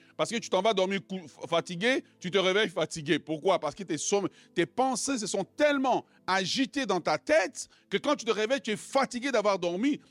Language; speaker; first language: French; non-native, local second language; Lingala